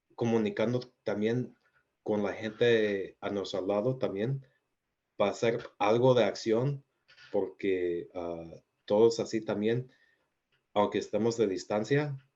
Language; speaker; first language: Spanish; early bilingual, heritage; Spanish